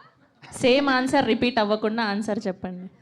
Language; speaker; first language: Telugu; native; Telugu